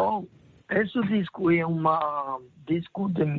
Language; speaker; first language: Portuguese; non-native, learner; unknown